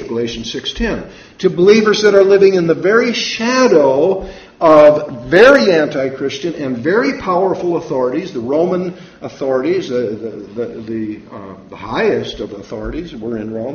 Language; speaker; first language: English; native; English